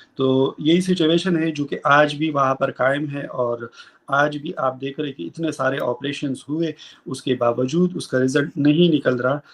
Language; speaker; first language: Urdu; non-native, local second language; Pashto